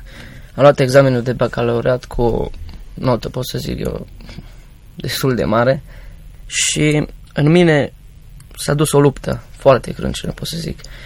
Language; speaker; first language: Romanian; native; Romanian